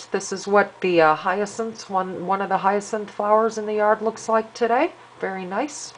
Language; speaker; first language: English; native; English